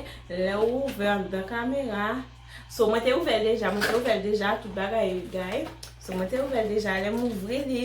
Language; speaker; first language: French; non-native, learner; Haitian Creole